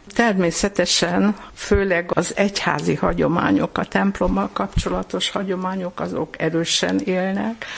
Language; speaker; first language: Hungarian; non-native, local second language; German